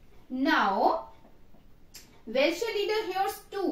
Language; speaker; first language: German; non-native, learner; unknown